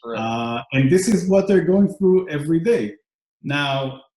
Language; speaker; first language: English; non-native, fluent; Hebrew